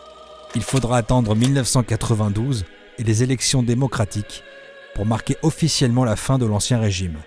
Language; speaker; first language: French; native; French